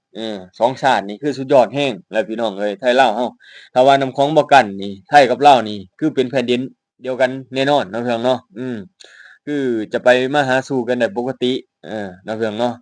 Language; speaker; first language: Thai; non-native, local second language; Northeastern Thai